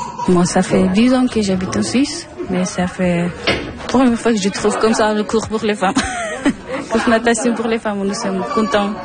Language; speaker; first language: French; non-native, learner; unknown